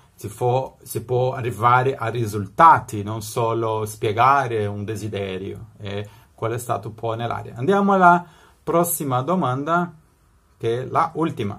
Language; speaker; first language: Italian; non-native, fluent; Spanish